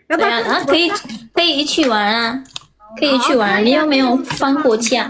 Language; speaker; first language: Chinese; non-native, learner; Indonesian